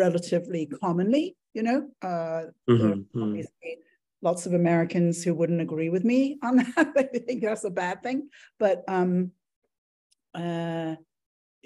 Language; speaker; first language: English; native; English